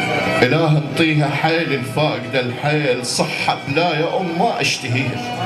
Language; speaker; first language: Arabic; native; Arabic